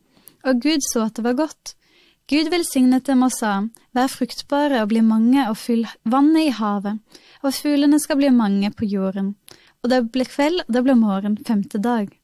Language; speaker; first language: Norwegian; native; Norwegian